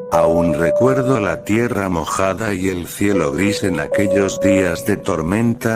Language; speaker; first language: Spanish; native; Spanish